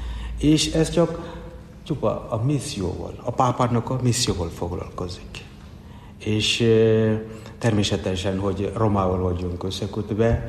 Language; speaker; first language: Hungarian; non-native, fluent; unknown